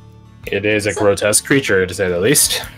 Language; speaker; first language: English; native; English